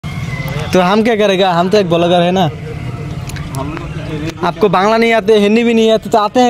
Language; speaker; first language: Hindi; non-native, local second language; Bangla